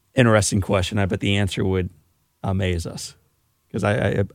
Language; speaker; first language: English; native; English